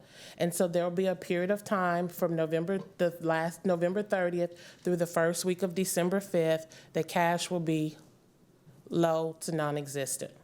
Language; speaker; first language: English; native; English